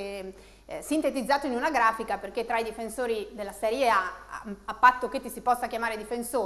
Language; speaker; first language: Italian; native; Italian